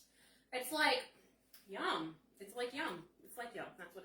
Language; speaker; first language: English; native; English